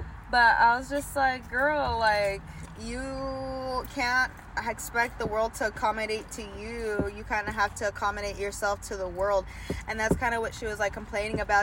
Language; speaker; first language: English; early bilingual, other home language; Spanish